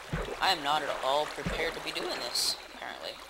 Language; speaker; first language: English; native; English